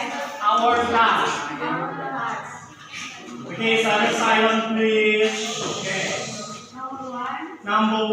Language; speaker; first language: English; non-native, learner; Indonesian